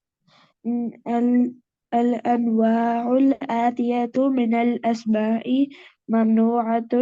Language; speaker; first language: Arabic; non-native, learner; Urdu